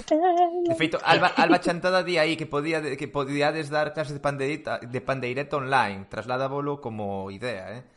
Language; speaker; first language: Galician; non-native, local second language; Spanish